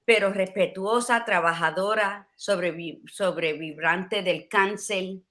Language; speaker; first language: Spanish; early bilingual, heritage; Spanish